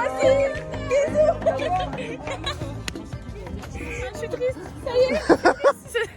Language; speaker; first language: French; native; French